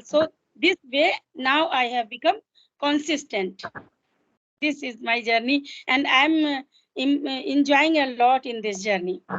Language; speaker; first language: English; non-native, local second language; Hindi